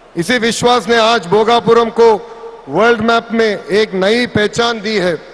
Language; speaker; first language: Hindi; non-native, local second language; Telugu